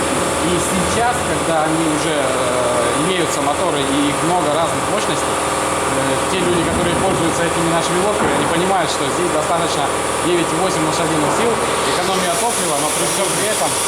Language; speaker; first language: Russian; native; Russian